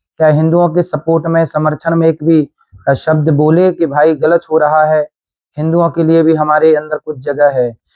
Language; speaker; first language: Hindi; native; Hindi